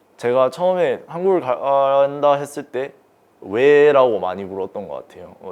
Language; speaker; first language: Korean; early bilingual, heritage; Korean